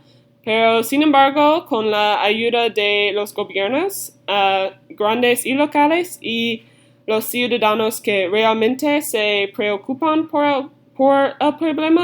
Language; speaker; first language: Spanish; non-native, learner; English